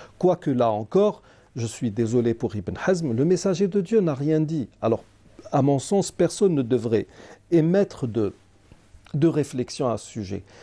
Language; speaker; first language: French; non-native, local second language; Arabic